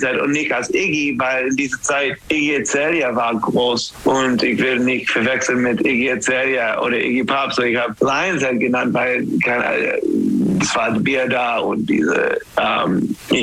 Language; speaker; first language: German; non-native, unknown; English